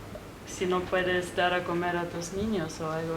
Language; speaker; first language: Spanish; non-native, fluent; German